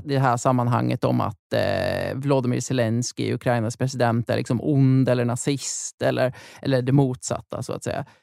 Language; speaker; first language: Swedish; native; Swedish